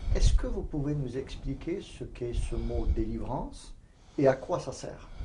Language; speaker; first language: French; native; French